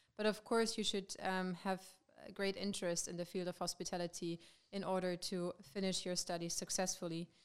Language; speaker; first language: English; non-native, fluent; German